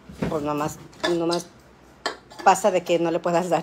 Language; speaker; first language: Spanish; native; Spanish